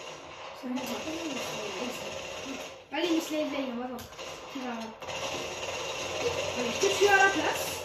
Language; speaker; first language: French; native; French